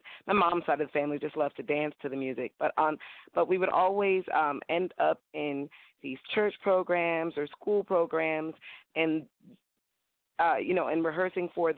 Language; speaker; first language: English; native; English